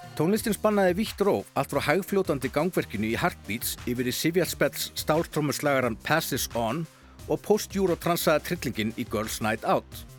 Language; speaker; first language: Icelandic; native; Icelandic